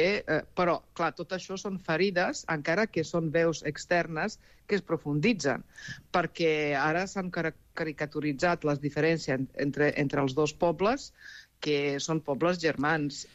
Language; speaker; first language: Catalan; non-native, fluent; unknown